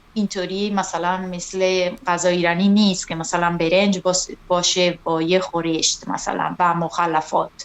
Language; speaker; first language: Persian; non-native, fluent; Italian